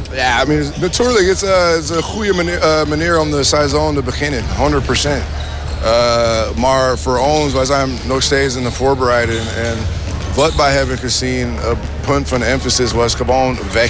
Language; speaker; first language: Dutch; non-native, learner; English